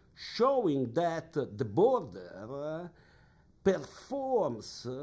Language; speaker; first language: English; non-native, fluent; Italian